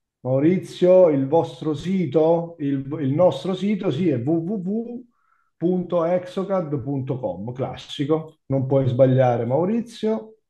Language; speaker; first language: Italian; native; Italian